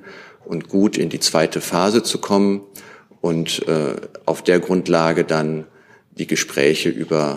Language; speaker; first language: German; native; German